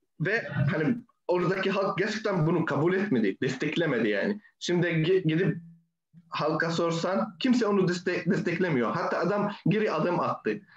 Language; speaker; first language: Turkish; non-native, fluent; Arabic